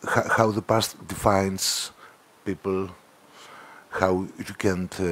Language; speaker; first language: English; non-native, fluent; Greek